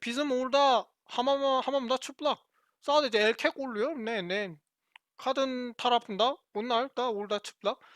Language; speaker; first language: Turkish; non-native, learner; Korean